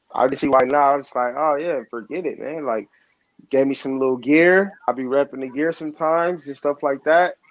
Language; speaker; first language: English; native; English